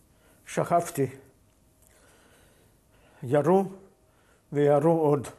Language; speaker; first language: Hebrew; non-native, fluent; Yiddish